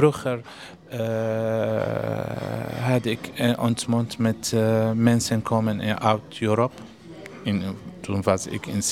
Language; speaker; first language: Dutch; non-native, learner; Arabic